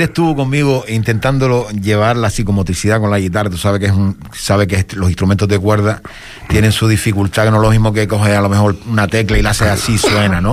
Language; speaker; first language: Spanish; native; Spanish